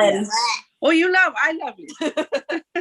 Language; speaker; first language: English; non-native, fluent; Bangla